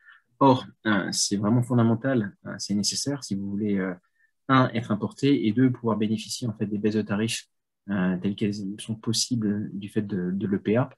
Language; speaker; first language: French; native; French